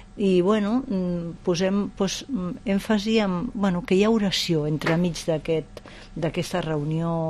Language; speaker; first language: Catalan; non-native, local second language; Spanish